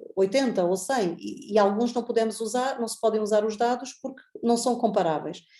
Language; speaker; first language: Portuguese; native; Portuguese